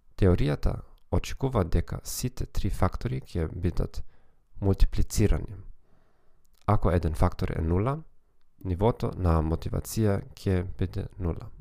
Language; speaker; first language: Macedonian; non-native, learner; German